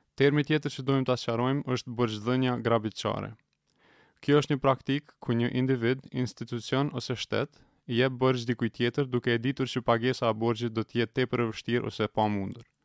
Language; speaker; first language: Albanian; native; Albanian